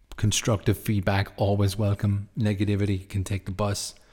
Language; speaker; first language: English; native; English